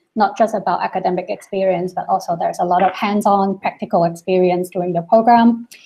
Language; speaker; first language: English; non-native, local second language; Cantonese